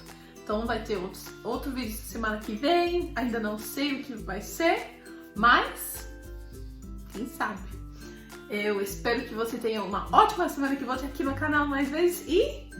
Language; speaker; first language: Portuguese; non-native, fluent; English